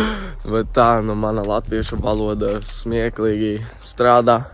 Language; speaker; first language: Latvian; early bilingual, heritage; English